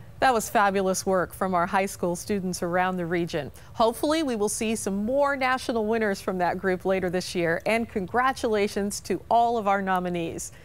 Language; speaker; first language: English; native; English